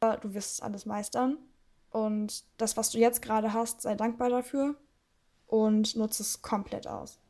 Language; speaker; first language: German; early bilingual, other home language; Russian